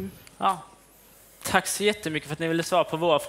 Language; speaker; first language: Swedish; native; Swedish